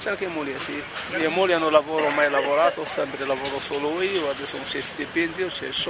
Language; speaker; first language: Italian; non-native, learner; Arabic